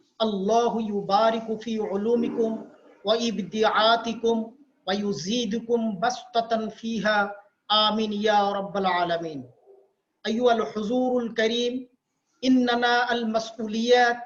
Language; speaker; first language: Arabic; non-native, fluent; Bangla